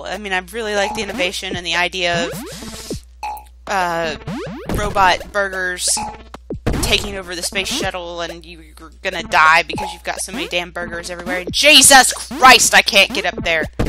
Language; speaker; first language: English; native; English